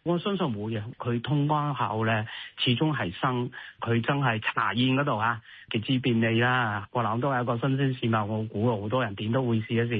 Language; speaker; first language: Cantonese; native; Cantonese